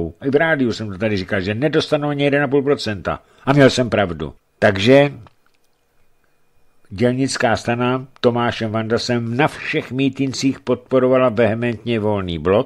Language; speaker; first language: Czech; native; Czech